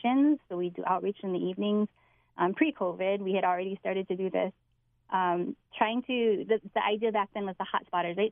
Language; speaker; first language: English; native; English